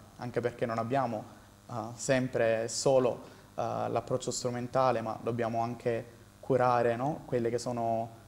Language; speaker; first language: Italian; native; Italian